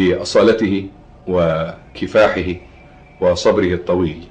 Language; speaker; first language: Arabic; native; Arabic